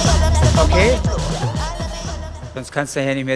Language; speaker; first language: German; native; German